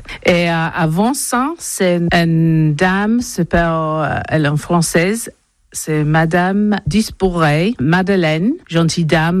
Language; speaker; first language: French; non-native, learner; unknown